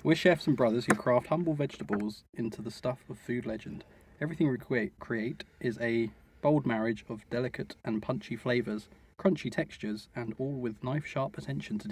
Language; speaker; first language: English; native; English